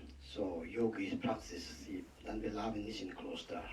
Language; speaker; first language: German; non-native, learner; Tibetan